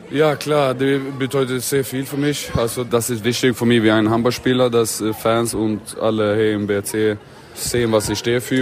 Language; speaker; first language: German; non-native, learner; Swedish